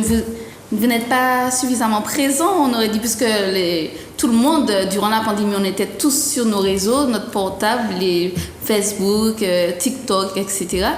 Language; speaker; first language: French; native; French